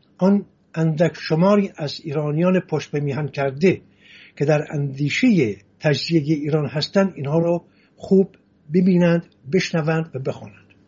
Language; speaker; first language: Persian; non-native, local second language; Assyrian Neo-Aramaic